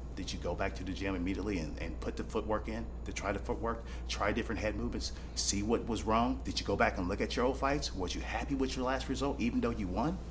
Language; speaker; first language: English; native; English